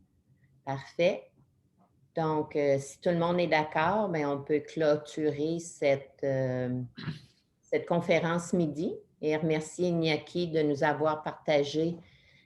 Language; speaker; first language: French; native; French